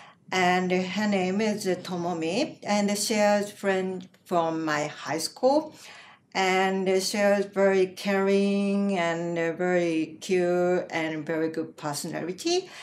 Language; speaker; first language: English; non-native, learner; Japanese